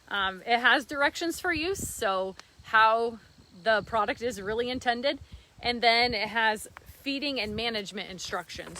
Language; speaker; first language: English; native; English